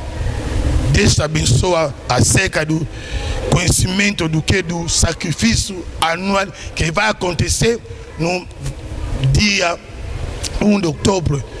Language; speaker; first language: Portuguese; non-native, learner; Lingala